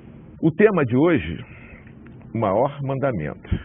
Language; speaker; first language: Portuguese; native; Portuguese